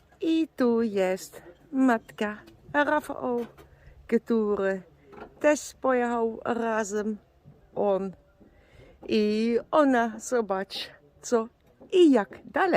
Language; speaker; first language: Polish; non-native, learner; Dutch